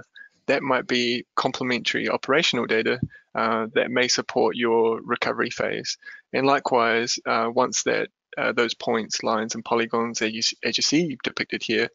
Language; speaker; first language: English; native; English